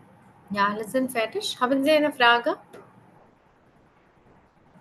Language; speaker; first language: German; non-native, learner; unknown